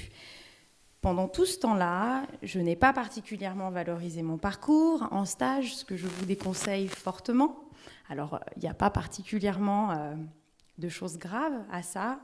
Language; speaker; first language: French; native; French